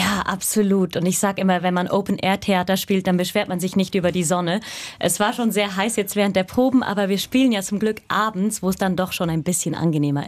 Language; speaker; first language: German; native; German